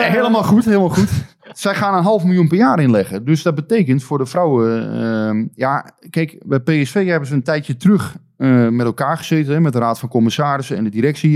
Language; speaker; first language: Dutch; native; Dutch